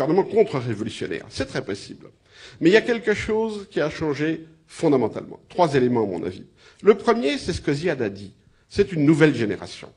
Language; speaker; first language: French; native; French